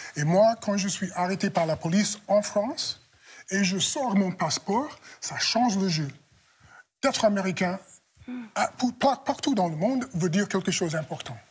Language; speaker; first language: French; non-native, fluent; English